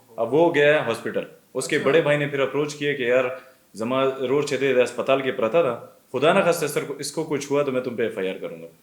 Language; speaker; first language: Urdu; non-native, local second language; Pashto